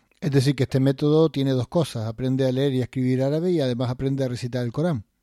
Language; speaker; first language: Spanish; native; Spanish